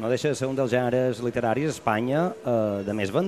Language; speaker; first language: Catalan; native; Catalan